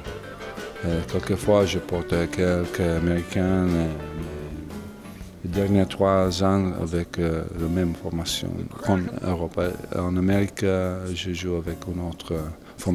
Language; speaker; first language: French; non-native, learner; English